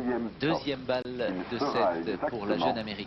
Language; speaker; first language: French; native; French